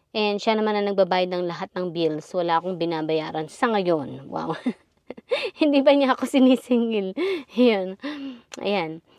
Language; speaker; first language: Filipino; native; Filipino